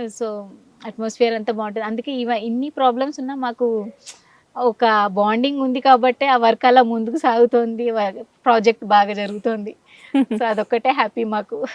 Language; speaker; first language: Telugu; native; Telugu